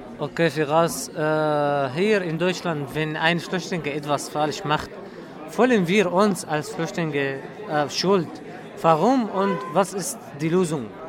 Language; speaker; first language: German; non-native, learner; Arabic